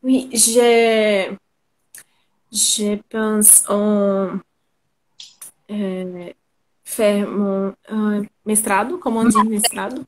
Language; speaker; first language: French; non-native, learner; Portuguese